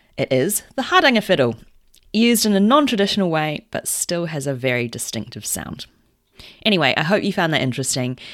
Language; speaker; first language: English; native; English